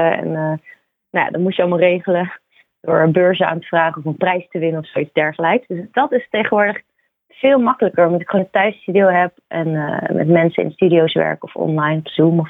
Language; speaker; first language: Dutch; native; Dutch